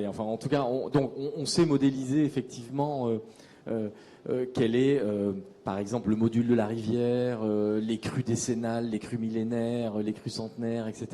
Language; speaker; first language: French; native; French